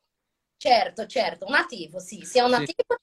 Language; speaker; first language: Italian; non-native, learner; Portuguese